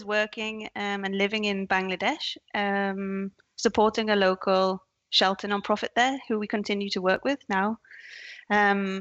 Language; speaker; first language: English; native; English